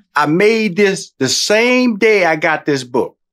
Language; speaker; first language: English; native; English